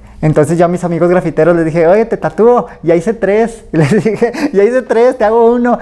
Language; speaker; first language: Spanish; native; Spanish